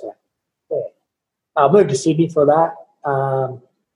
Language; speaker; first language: English; native; English